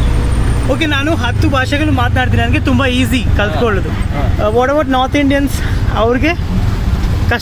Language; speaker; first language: Kannada; non-native, local second language; Telugu